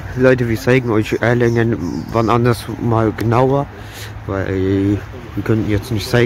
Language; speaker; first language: German; early bilingual, other home language; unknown